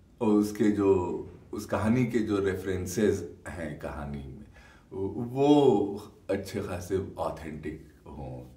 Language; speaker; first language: Hindi; native; Hindi